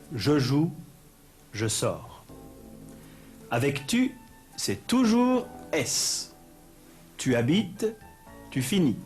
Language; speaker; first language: French; native; French